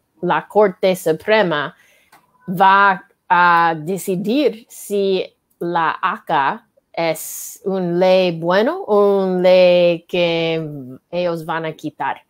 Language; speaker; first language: Spanish; non-native, learner; English